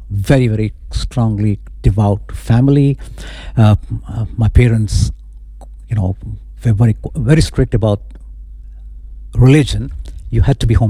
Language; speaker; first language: English; non-native, local second language; Konkani